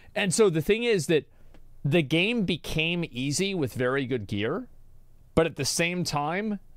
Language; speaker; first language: English; native; English